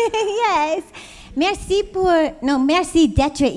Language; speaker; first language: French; non-native, learner; English